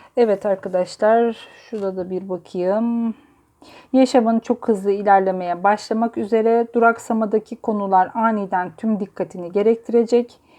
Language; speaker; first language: Turkish; native; Turkish